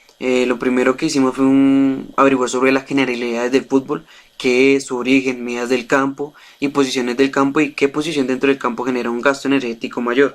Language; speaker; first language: Spanish; native; Spanish